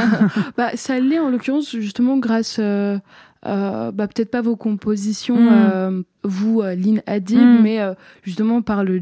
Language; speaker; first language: French; early bilingual, other home language; Arabic